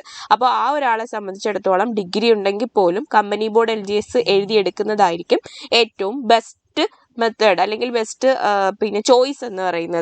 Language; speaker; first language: Malayalam; native; Malayalam